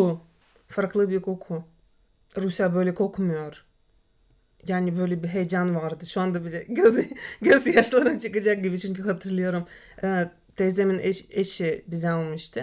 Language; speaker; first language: Turkish; non-native, fluent; Russian